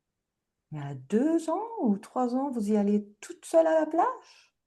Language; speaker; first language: French; native; French